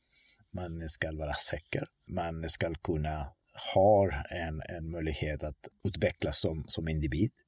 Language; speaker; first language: Swedish; non-native, fluent; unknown